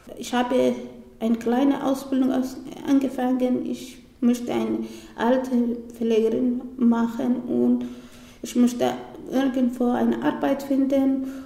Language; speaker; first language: German; non-native, learner; Somali